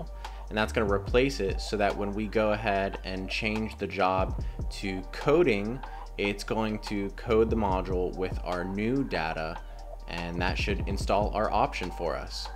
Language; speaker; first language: English; native; English